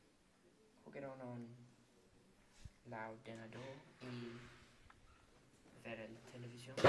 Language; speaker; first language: Spanish; non-native, learner; English